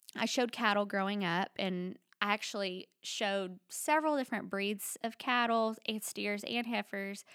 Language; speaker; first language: English; native; English